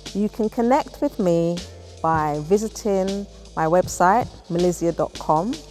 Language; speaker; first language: English; native; English